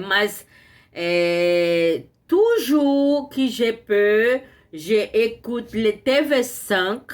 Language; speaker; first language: French; non-native, learner; Portuguese